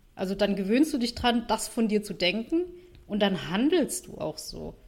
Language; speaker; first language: German; non-native, fluent; Vietnamese